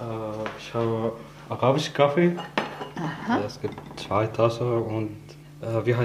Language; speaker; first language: German; non-native, learner; Arabic